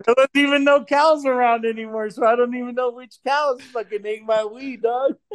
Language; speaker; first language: English; early bilingual, other home language; Spanish